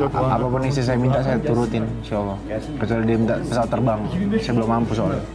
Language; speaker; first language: Indonesian; native; Indonesian